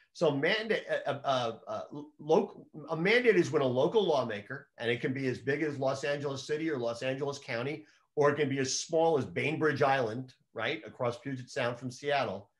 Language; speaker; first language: English; native; English